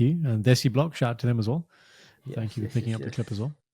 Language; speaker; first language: English; early bilingual, other home language; Punjabi